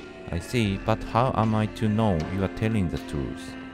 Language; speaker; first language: English; non-native, learner; Japanese